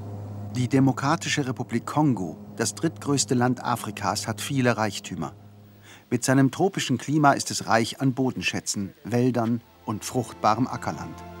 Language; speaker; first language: German; native; German